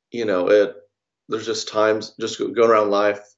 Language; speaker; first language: English; native; English